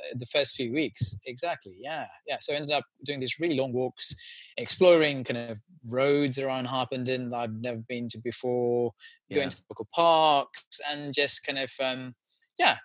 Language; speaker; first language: English; non-native, local second language; Sinhala